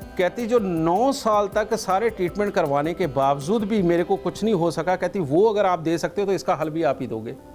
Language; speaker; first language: Hindi; native; Hindi